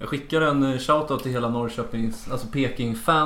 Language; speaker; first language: Swedish; native; Swedish